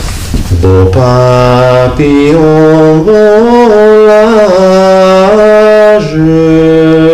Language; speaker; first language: French; non-native, local second language; Italian